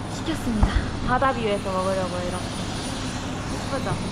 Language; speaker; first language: Korean; native; Korean